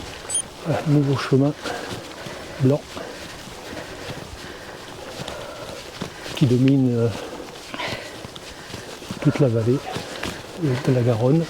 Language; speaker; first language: French; native; French